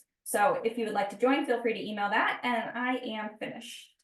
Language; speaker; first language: English; native; English